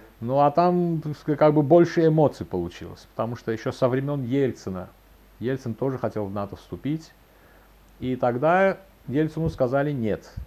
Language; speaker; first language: Russian; non-native, local second language; Azerbaijani